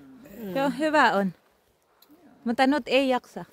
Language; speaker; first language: Finnish; non-native, learner; Filipino